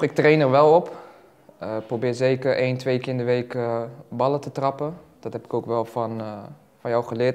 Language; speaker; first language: Dutch; native; Dutch